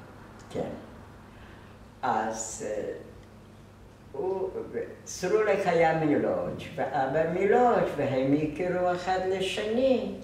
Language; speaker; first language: Hebrew; non-native, fluent; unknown